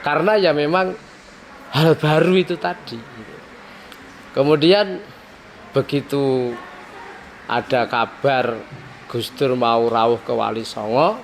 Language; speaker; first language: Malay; non-native, local second language; Javanese